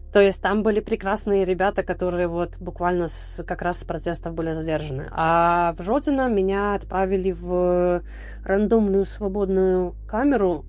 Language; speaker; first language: Russian; native; Russian